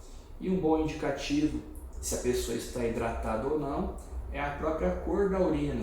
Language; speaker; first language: Portuguese; native; Portuguese